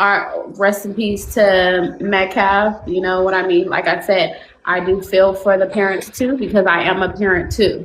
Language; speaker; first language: English; native; English